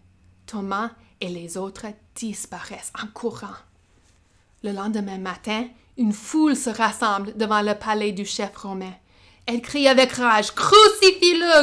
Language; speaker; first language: French; native; French